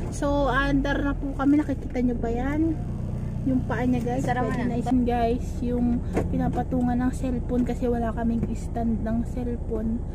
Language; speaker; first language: Filipino; native; Filipino